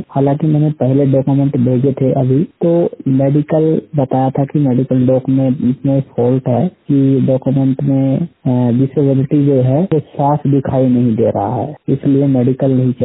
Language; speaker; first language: Hindi; native; Hindi